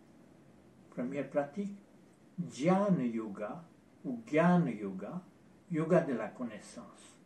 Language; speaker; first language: French; non-native, fluent; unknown